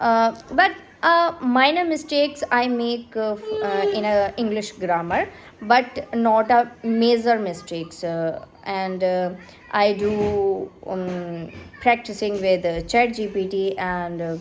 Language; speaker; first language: English; non-native, learner; Hindi